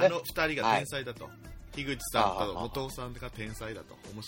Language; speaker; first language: Japanese; native; Japanese